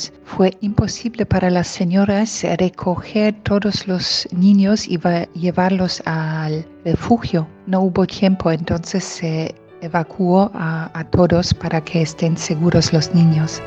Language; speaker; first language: Spanish; non-native, fluent; Polish